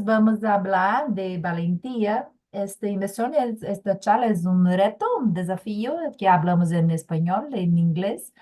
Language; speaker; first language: Spanish; non-native, learner; Portuguese